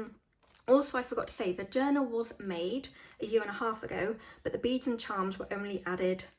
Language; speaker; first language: English; native; English